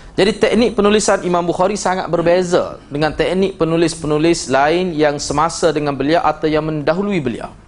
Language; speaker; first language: Malay; native; Malay